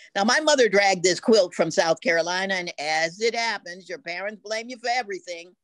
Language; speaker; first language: English; native; English